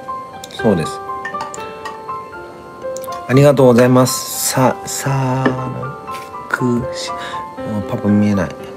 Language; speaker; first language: Japanese; native; Japanese